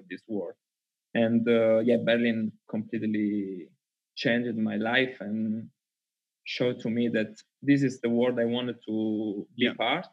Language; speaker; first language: English; non-native, learner; Italian